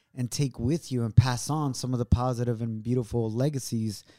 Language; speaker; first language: English; early bilingual, other home language; Spanish